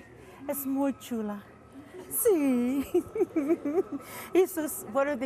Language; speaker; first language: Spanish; early bilingual, heritage; Spanish